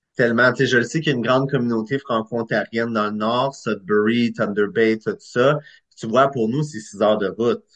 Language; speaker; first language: French; native; French